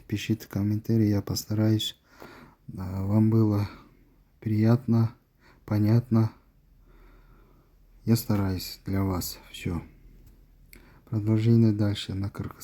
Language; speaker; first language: Russian; non-native, local second language; Kyrgyz